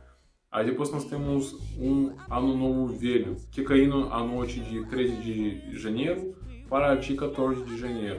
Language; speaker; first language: Portuguese; non-native, learner; Russian